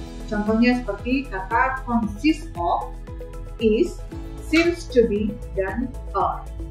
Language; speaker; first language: English; non-native, fluent; Indonesian